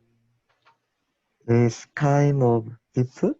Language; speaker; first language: English; non-native, learner; Korean